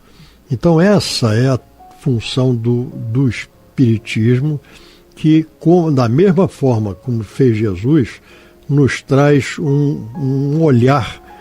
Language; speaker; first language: Portuguese; native; Portuguese